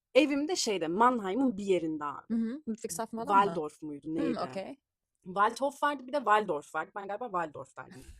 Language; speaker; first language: Turkish; native; Turkish